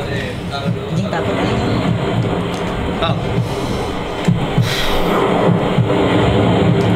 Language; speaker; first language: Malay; non-native, local second language; Sundanese